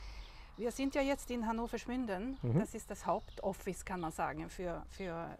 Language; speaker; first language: German; non-native, learner; Swedish